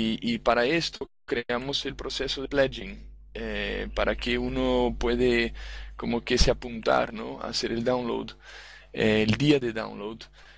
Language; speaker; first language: Spanish; non-native, fluent; Portuguese